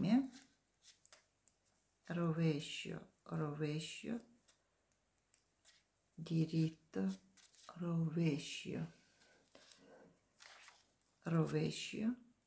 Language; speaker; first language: Italian; non-native, learner; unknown